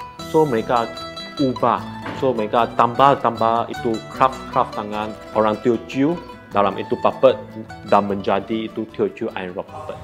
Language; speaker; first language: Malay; non-native, local second language; Chinese